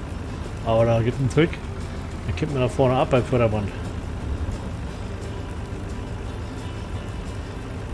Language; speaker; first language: German; native; German